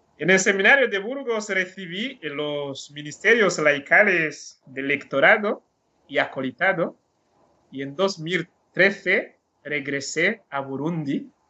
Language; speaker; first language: Spanish; non-native, fluent; Rundi